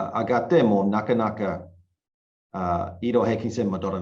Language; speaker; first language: Japanese; non-native, learner; English